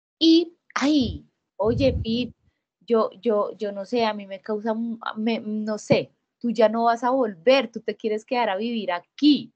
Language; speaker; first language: Spanish; native; Spanish